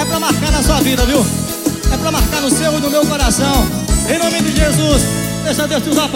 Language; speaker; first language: Portuguese; native; Portuguese